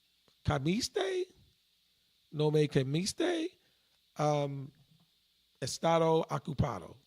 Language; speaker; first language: Spanish; non-native, learner; English